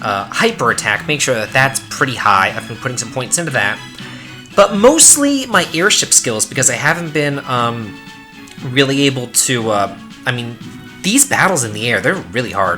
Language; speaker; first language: English; native; English